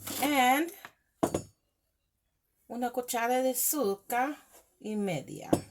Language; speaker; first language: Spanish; non-native, learner; English